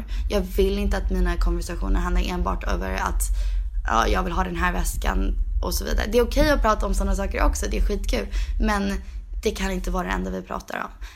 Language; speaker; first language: Swedish; early bilingual, heritage; Swedish